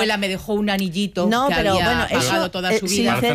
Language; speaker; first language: Spanish; native; Spanish